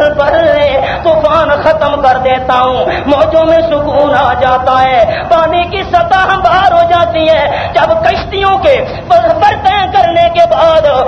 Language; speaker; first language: Urdu; non-native, local second language; Punjabi